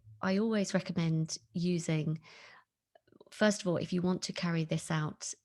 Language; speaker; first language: English; native; English